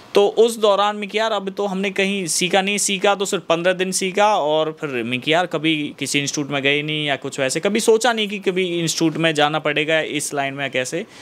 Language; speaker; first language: Hindi; native; Hindi